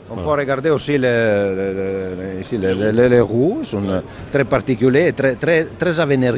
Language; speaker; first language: French; non-native, fluent; Italian